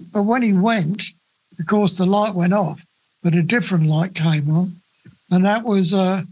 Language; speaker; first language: English; native; English